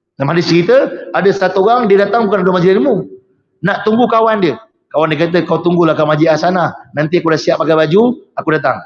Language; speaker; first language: Malay; native; Malay